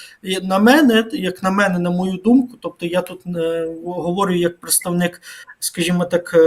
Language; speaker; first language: Ukrainian; native; Ukrainian